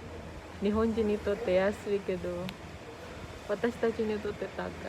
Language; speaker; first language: Japanese; non-native, learner; Indonesian